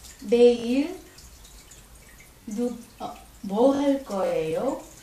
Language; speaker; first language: Korean; non-native, learner; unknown